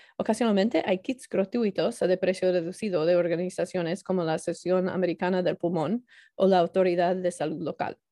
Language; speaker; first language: Spanish; non-native, learner; English